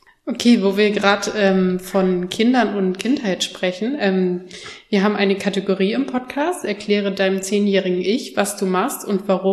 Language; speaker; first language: German; native; German